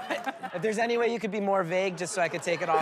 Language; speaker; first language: English; native; English